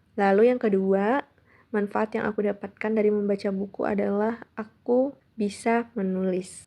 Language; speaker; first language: Indonesian; non-native, local second language; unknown